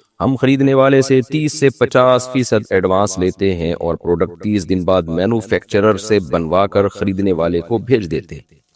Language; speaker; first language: Urdu; native; Urdu